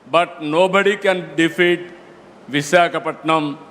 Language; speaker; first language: English; non-native, local second language; Telugu